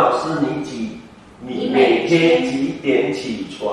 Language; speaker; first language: Chinese; non-native, learner; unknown